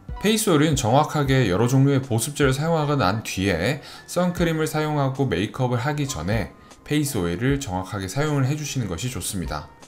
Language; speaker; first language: Korean; native; Korean